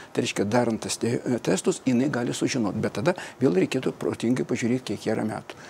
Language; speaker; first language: Lithuanian; non-native, fluent; Russian